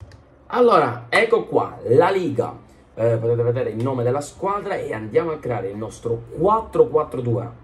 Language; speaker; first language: Italian; native; Italian